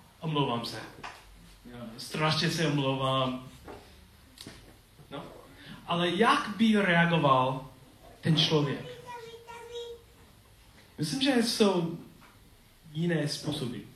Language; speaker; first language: Czech; non-native, learner; English